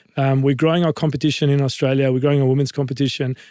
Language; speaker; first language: English; native; English